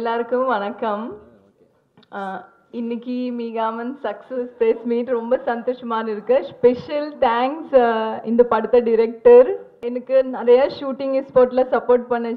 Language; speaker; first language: Tamil; non-native, learner; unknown